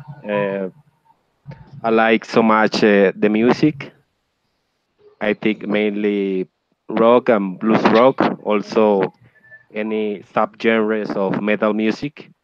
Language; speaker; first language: English; non-native, learner; Spanish